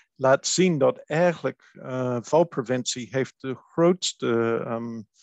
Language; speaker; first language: Dutch; non-native, fluent; English